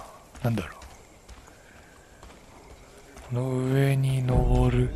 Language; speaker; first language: Japanese; native; Japanese